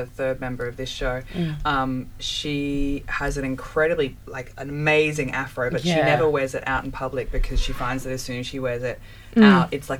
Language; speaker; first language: English; native; English